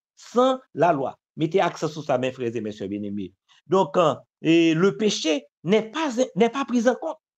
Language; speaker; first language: French; non-native, local second language; Haitian Creole